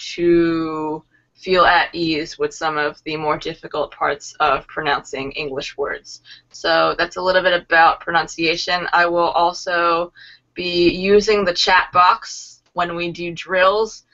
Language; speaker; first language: English; native; English